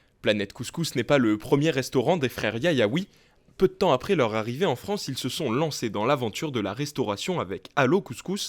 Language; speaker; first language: French; native; French